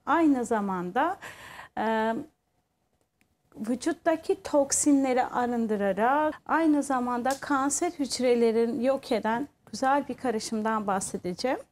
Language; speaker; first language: Turkish; non-native, fluent; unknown